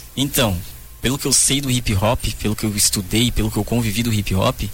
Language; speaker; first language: Portuguese; native; Portuguese